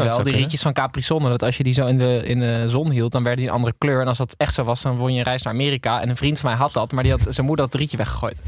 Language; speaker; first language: Dutch; native; Dutch